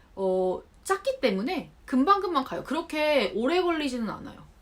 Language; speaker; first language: Korean; native; Korean